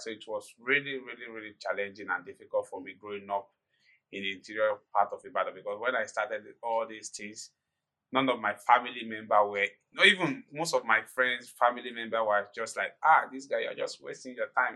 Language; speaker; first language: English; non-native, local second language; Yoruba